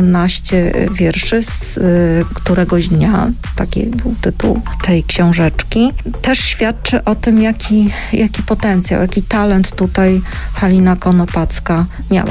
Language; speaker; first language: Polish; native; Polish